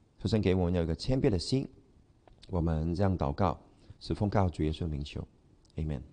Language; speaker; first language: Chinese; non-native, local second language; Cantonese